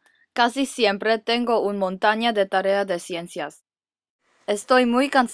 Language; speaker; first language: Spanish; non-native, learner; English